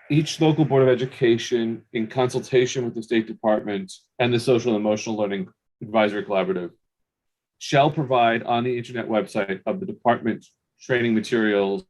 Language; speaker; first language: English; native; English